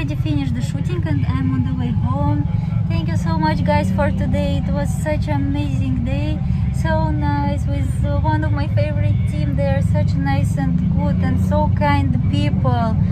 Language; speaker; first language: English; non-native, learner; Russian